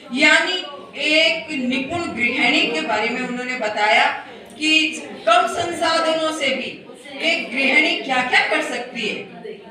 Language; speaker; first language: Hindi; native; Hindi